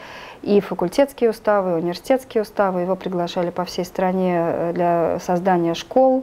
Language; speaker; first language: Russian; native; Russian